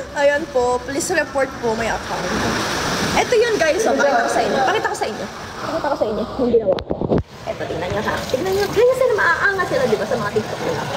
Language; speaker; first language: Filipino; native; Filipino